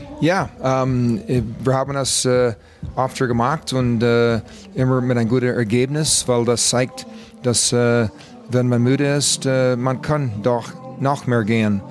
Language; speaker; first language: German; non-native, fluent; English